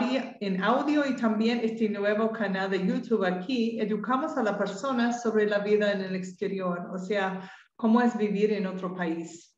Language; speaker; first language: Spanish; non-native, fluent; English